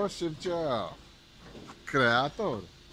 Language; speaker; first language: Polish; native; Polish